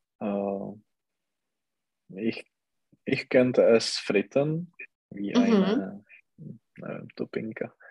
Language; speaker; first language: German; non-native, learner; Czech